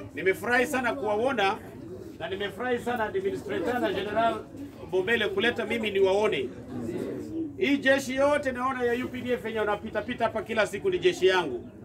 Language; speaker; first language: Swahili; non-native, local second language; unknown